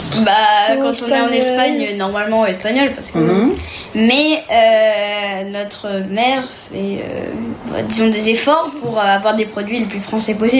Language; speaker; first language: French; early bilingual, heritage; French